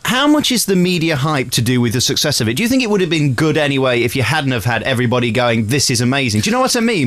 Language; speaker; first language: English; native; English